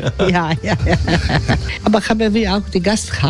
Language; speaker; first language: German; non-native, learner; Croatian